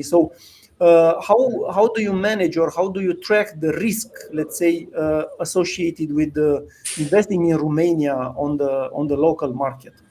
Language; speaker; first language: English; non-native, fluent; Romanian